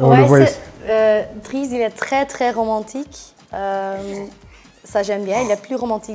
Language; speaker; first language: French; non-native, local second language; Dutch